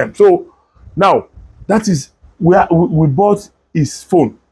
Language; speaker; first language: English; non-native, local second language; Yoruba